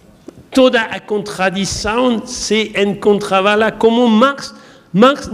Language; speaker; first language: Portuguese; non-native, learner; French